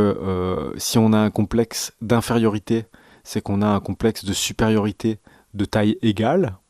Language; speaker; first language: French; native; French